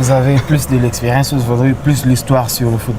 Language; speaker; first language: French; non-native, local second language; Lingala